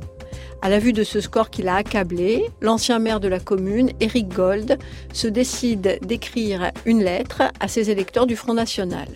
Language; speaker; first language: French; native; French